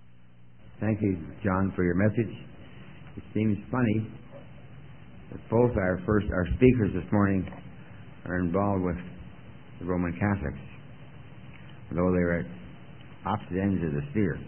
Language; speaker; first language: English; native; English